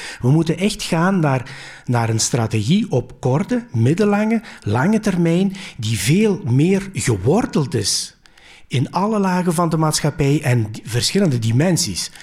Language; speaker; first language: Dutch; early bilingual, other home language; Greek